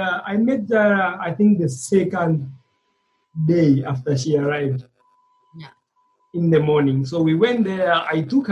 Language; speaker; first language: English; non-native, local second language; Swahili